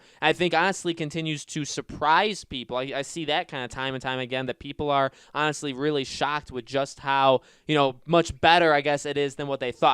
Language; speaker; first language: English; native; English